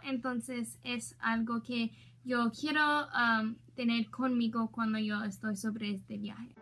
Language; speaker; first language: Spanish; non-native, learner; English